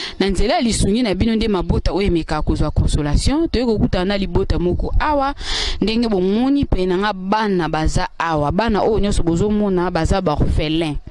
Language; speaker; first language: Lingala; native; Lingala